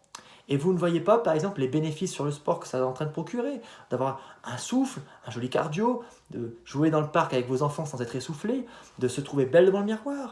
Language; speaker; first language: French; native; French